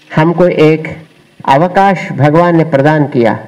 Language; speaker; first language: Hindi; non-native, local second language; Telugu